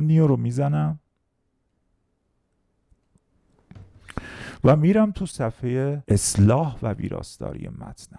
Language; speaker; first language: Persian; native; Persian